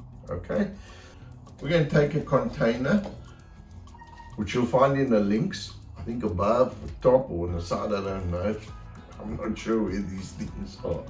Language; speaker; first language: English; native; English